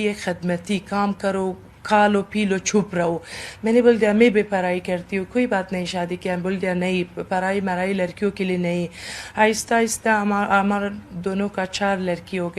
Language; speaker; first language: Hindi; non-native, learner; Persian